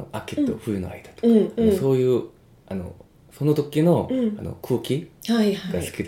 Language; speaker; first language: Japanese; non-native, fluent; Korean